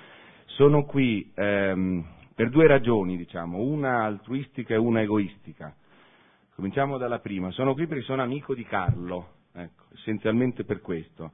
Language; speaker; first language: Italian; native; Italian